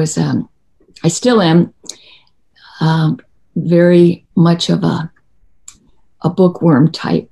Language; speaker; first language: English; native; English